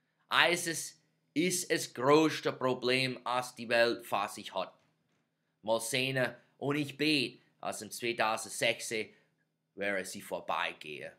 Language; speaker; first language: German; non-native, fluent; English